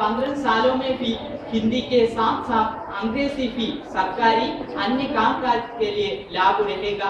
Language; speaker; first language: Hindi; non-native, local second language; Malayalam